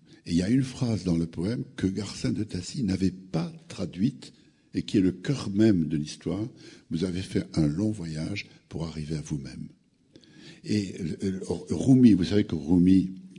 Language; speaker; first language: French; native; French